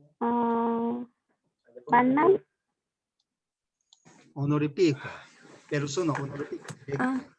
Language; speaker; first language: Spanish; non-native, learner; Korean